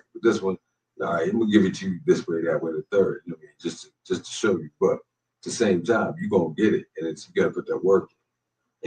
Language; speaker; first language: English; native; English